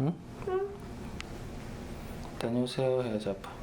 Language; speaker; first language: Korean; native; Korean